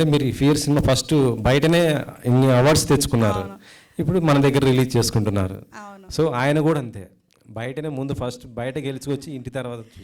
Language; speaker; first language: Telugu; native; Telugu